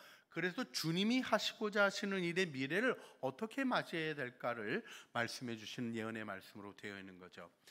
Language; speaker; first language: Korean; native; Korean